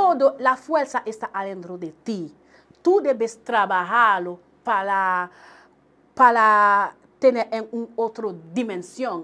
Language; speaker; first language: Spanish; non-native, local second language; Haitian Creole